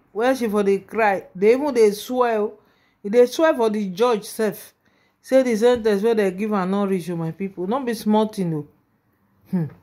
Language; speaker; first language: Nigerian Pidgin; non-native, local second language; Yoruba